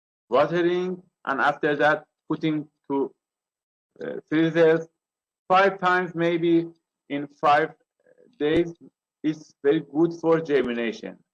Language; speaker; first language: English; non-native, learner; Persian